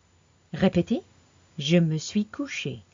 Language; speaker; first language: French; non-native, fluent; English